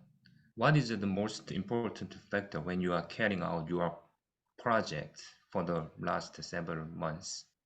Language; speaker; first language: English; non-native, fluent; Korean